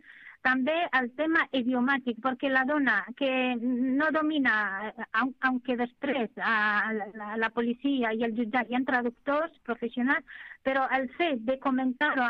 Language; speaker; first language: Catalan; non-native, fluent; Arabic